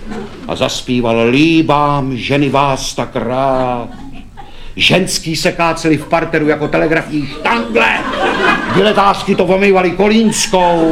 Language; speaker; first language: Czech; native; Czech